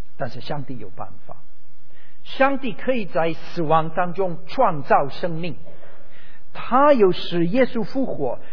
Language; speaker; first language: Chinese; non-native, fluent; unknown